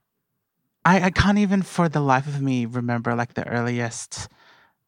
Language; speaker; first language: English; native; English